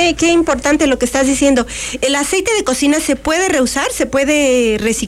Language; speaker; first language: Spanish; native; Spanish